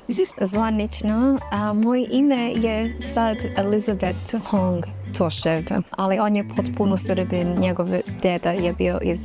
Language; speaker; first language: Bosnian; non-native, fluent; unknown